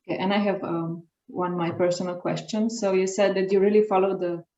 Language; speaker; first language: English; non-native, fluent; Slovenian